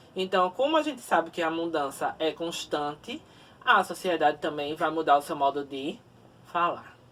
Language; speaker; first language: Portuguese; native; Portuguese